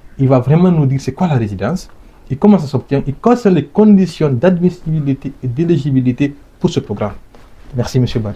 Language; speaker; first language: French; non-native, local second language; Fula